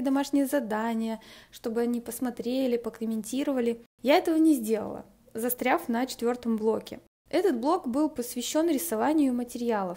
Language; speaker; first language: Russian; native; Russian